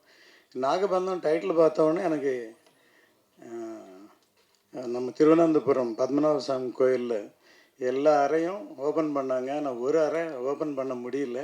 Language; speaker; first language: Tamil; native; Tamil